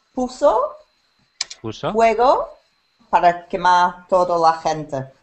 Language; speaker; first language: Spanish; non-native, learner; English